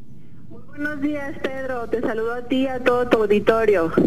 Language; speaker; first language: Spanish; native; Spanish